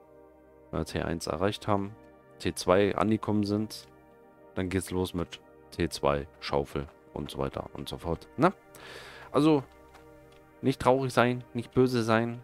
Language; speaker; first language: German; native; German